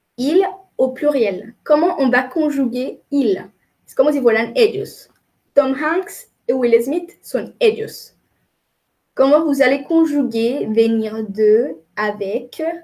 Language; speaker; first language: French; non-native, fluent; Spanish